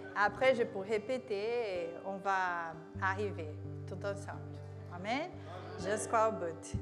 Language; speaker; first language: French; non-native, learner; Portuguese